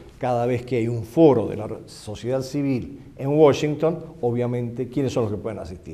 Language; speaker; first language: Spanish; native; Spanish